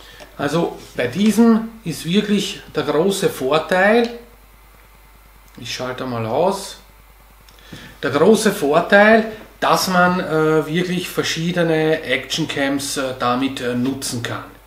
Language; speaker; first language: German; native; German